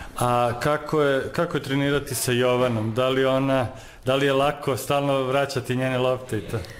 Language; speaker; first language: Serbian; native; Serbian